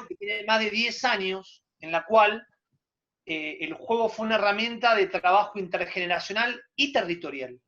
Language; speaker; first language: Spanish; native; Spanish